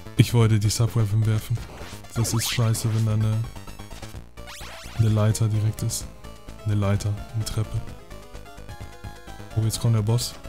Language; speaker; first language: German; native; German